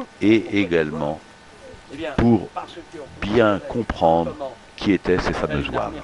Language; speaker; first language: French; native; French